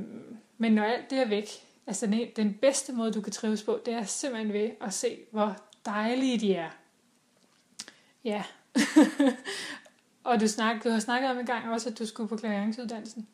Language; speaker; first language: Danish; native; Danish